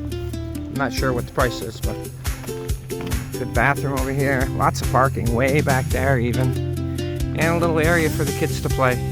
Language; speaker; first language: English; native; English